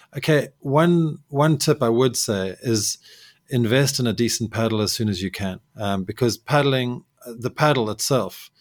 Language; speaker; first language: English; native; English